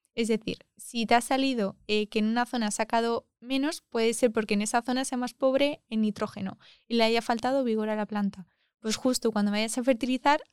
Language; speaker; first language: Spanish; native; Spanish